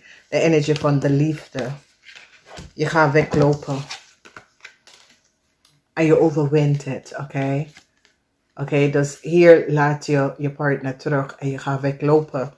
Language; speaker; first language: Dutch; non-native, learner; English